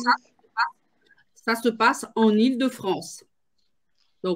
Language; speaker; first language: French; native; French